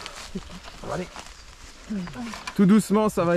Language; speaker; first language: French; native; French